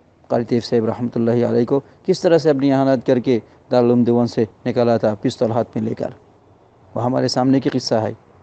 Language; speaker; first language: Hindi; non-native, local second language; Bangla